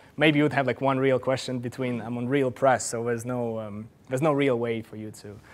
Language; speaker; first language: English; non-native, fluent; Russian